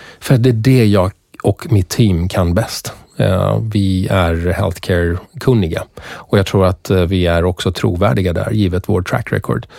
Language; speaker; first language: Swedish; early bilingual, other home language; Persian